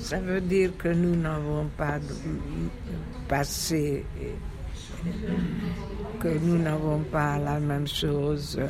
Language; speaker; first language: French; non-native, fluent; Hungarian